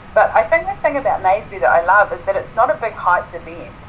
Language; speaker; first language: English; native; English